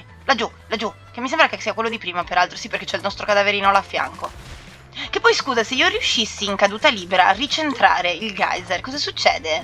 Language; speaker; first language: Italian; native; Italian